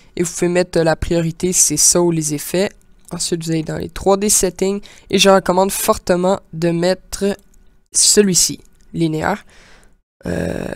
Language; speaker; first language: French; native; French